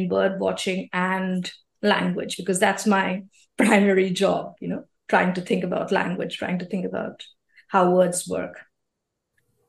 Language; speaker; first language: English; non-native, local second language; Assamese